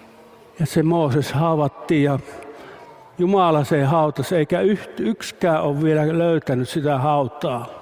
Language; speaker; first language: Finnish; native; Finnish